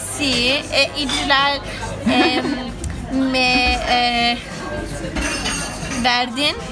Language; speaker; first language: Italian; non-native, learner; German